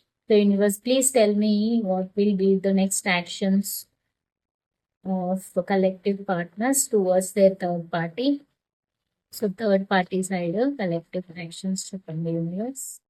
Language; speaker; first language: English; non-native, local second language; Telugu